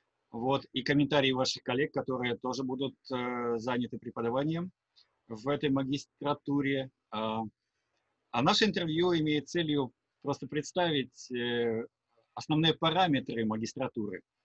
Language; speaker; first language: Russian; native; Russian